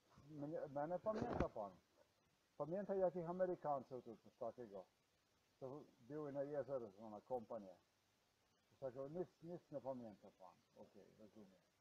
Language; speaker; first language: Polish; non-native, learner; Slovenian